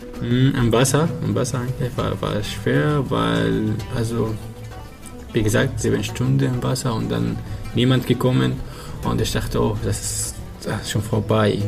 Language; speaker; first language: German; non-native, learner; Arabic